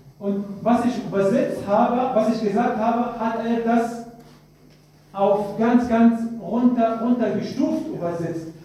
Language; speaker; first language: German; non-native, fluent; Arabic